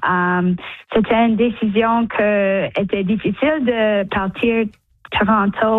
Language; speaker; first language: French; early bilingual, heritage; English